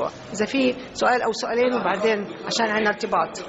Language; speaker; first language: Arabic; native; Arabic